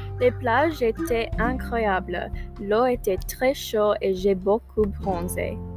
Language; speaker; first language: French; non-native, learner; English